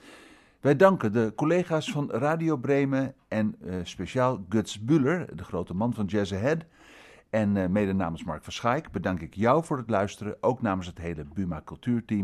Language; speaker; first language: Dutch; native; Dutch